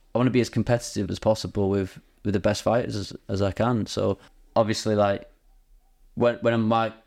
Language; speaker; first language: English; native; English